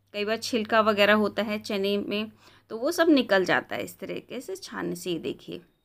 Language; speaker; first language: Hindi; native; Hindi